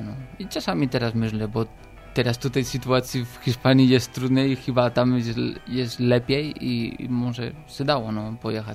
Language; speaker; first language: Polish; non-native, learner; Spanish